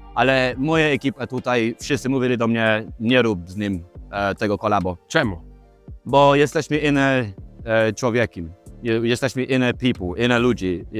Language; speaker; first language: Polish; non-native, learner; English